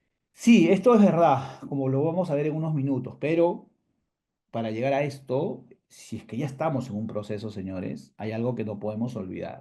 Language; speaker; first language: Spanish; native; Spanish